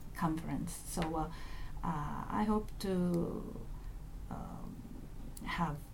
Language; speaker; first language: English; non-native, learner; Japanese